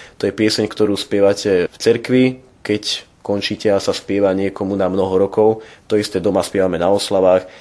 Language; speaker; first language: Slovak; non-native, local second language; Rusyn